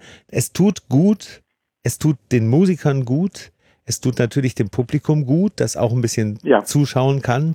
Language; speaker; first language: German; native; German